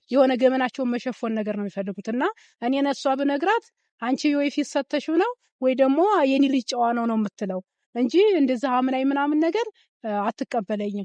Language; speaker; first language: Amharic; native; Amharic